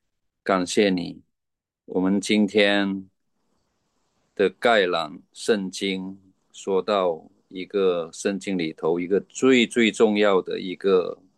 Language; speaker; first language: Chinese; native; Chinese